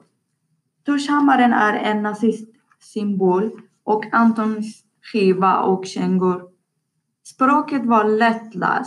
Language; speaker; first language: Swedish; non-native, learner; Persian